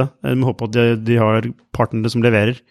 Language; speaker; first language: Norwegian; native; Norwegian